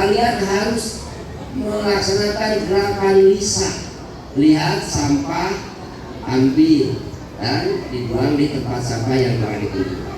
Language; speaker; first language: Indonesian; native; Indonesian